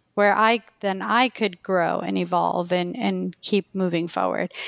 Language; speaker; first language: English; early bilingual, other home language; Persian